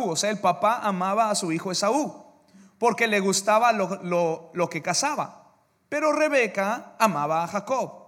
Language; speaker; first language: Spanish; early bilingual, heritage; English